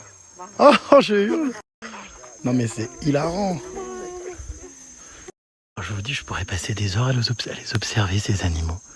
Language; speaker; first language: French; native; French